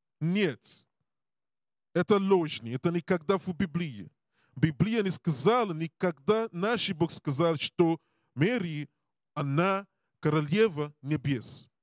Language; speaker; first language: Russian; non-native, learner; English